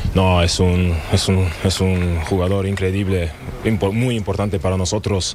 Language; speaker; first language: Spanish; non-native, learner; German